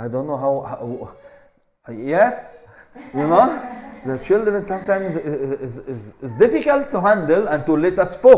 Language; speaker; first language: English; non-native, fluent; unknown